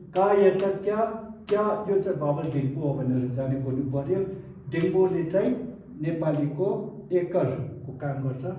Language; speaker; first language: Nepali; non-native, local second language; Tibetan